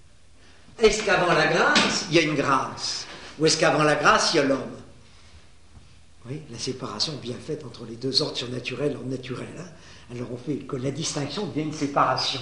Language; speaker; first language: French; native; French